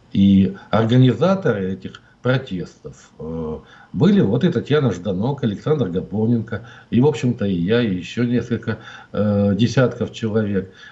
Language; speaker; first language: Russian; native; Russian